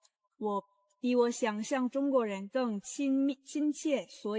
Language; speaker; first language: Chinese; non-native, learner; Korean